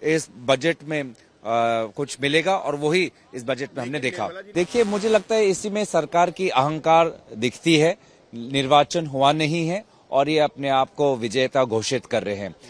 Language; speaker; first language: Hindi; non-native, local second language; Assamese